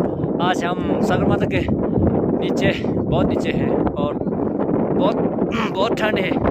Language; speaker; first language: Hindi; non-native, fluent; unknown